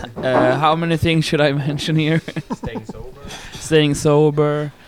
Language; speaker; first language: English; non-native, fluent; Swedish